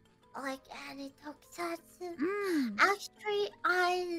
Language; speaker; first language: English; non-native, learner; Japanese